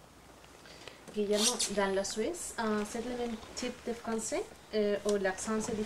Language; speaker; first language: French; non-native, learner; Spanish